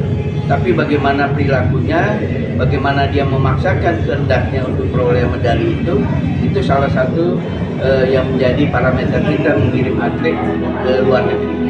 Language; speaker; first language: Indonesian; native; Indonesian